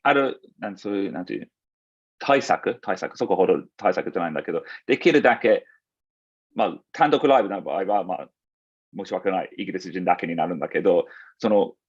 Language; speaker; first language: Japanese; non-native, fluent; English